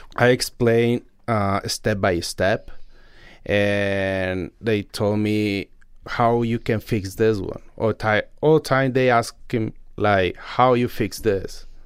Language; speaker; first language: English; non-native, learner; Spanish